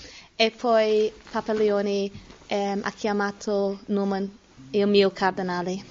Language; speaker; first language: Italian; non-native, learner; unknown